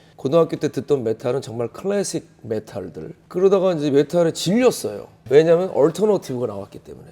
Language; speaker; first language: Korean; native; Korean